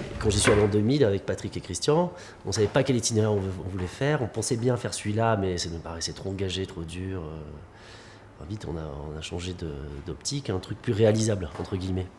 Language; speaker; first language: French; native; French